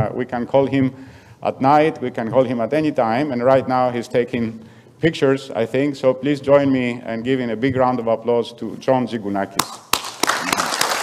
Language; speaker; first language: English; non-native, fluent; Greek